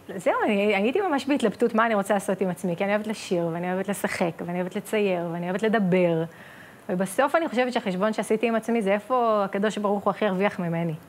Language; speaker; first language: Hebrew; native; Hebrew